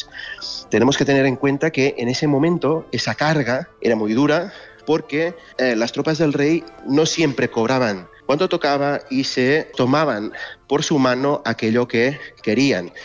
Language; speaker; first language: Spanish; native; Spanish